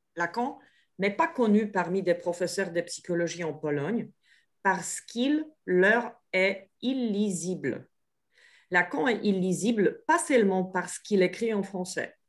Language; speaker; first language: French; non-native, fluent; Polish